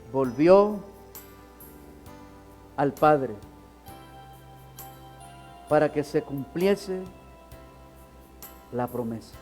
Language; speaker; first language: Spanish; native; Spanish